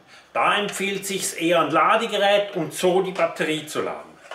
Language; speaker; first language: German; native; German